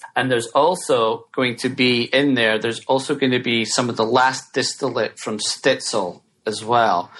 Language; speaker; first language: English; native; English